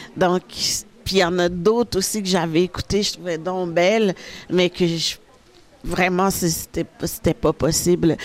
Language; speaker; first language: French; early bilingual, other home language; Haitian Creole